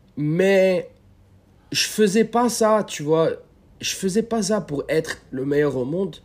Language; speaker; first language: French; non-native, local second language; Arabic